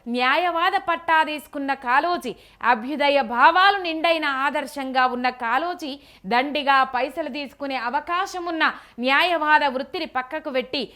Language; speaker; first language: Telugu; native; Telugu